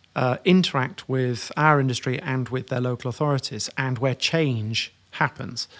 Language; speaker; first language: English; native; English